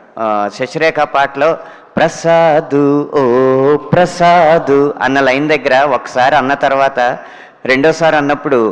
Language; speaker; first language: Telugu; native; Telugu